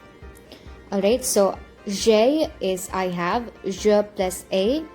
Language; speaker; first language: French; non-native, fluent; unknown